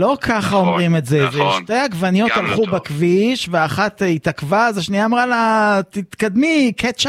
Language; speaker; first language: Hebrew; native; Hebrew